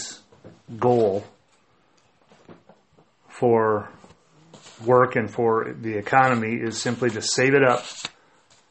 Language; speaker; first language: English; native; English